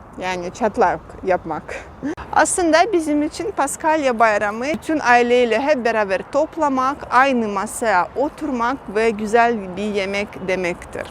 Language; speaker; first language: Turkish; non-native, fluent; Russian